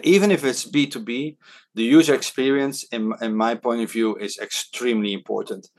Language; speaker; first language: English; non-native, fluent; Dutch